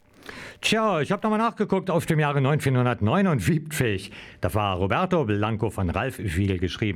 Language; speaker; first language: German; native; German